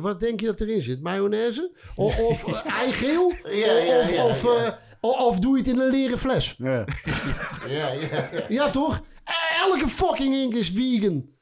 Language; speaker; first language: Dutch; native; Dutch